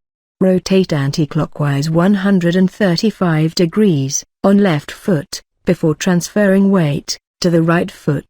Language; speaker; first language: English; native; English